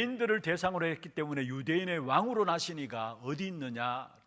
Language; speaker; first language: Korean; native; Korean